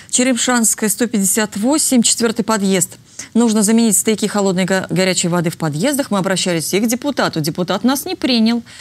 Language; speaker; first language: Russian; native; Russian